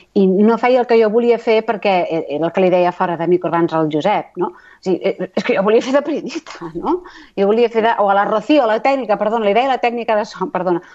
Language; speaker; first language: Catalan; native; Catalan